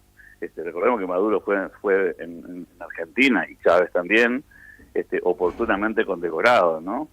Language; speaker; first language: Spanish; native; Spanish